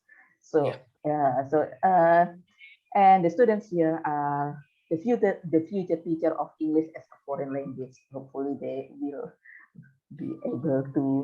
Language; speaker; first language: English; non-native, fluent; Indonesian